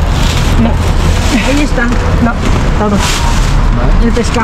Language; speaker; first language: Spanish; non-native, fluent; Filipino